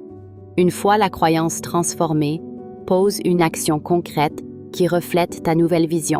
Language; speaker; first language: French; native; French